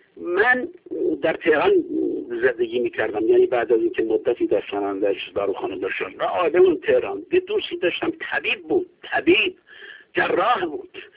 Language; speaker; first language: Persian; non-native, local second language; Kurdish